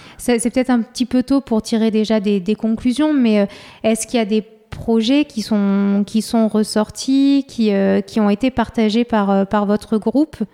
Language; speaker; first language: French; native; French